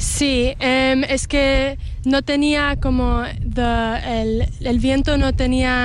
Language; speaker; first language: Spanish; early bilingual, heritage; English